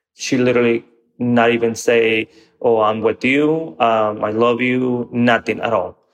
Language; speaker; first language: English; non-native, fluent; Spanish